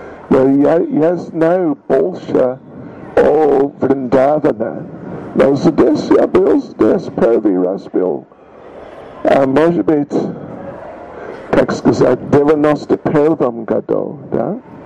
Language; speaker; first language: Russian; non-native, learner; English